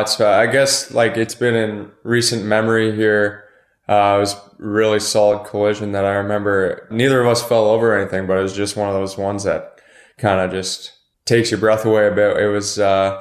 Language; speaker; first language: English; native; English